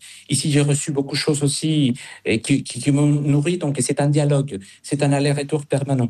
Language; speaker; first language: French; non-native, fluent; Spanish